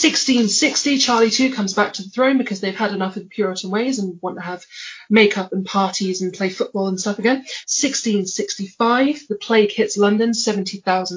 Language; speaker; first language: English; native; English